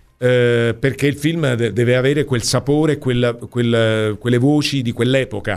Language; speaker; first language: Italian; native; Italian